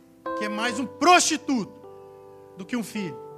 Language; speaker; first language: Portuguese; native; Portuguese